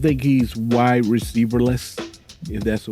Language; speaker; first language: English; native; English